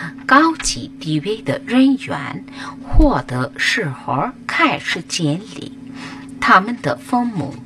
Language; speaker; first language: Chinese; non-native, learner; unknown